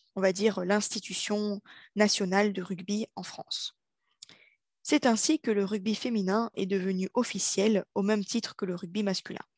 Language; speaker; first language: French; native; French